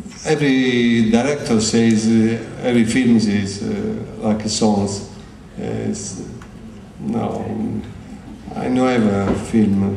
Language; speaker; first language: English; non-native, learner; Italian